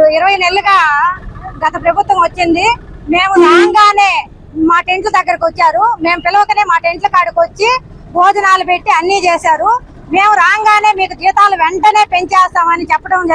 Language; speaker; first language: Telugu; native; Telugu